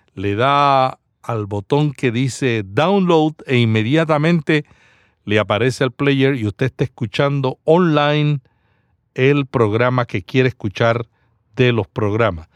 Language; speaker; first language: Spanish; native; Spanish